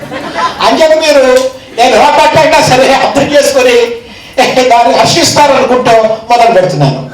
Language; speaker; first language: Telugu; native; Telugu